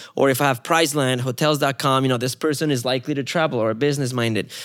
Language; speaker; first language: English; non-native, fluent; Spanish